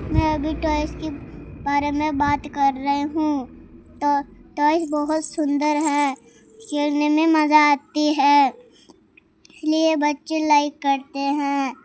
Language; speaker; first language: Hindi; non-native, local second language; Telugu